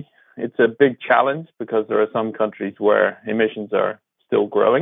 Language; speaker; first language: English; native; English